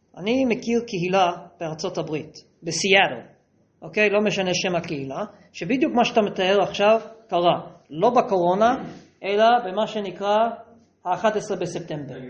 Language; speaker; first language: Hebrew; native; Hebrew